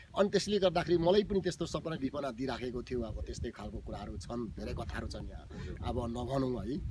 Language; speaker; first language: Nepali; non-native, local second language; Limbu